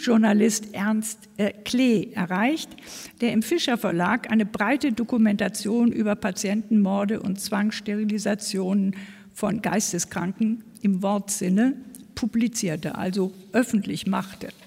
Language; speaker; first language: German; native; German